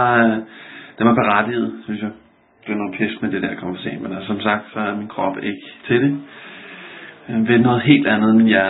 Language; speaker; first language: Danish; native; Danish